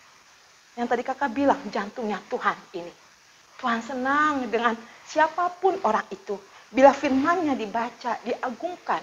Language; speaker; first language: Indonesian; native; Indonesian